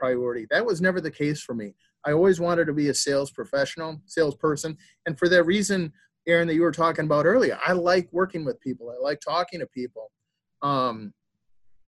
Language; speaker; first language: English; native; English